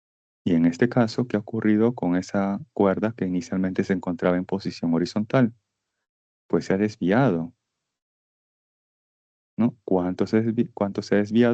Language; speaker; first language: Spanish; native; Spanish